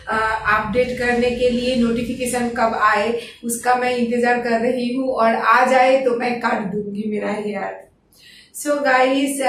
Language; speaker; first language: Hindi; non-native, local second language; Bangla